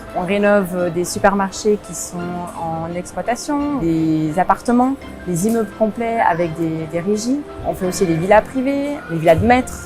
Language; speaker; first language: French; native; French